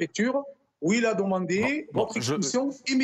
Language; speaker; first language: French; non-native, local second language; Arabic